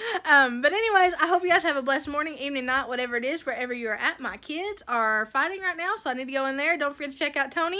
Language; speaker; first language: English; native; English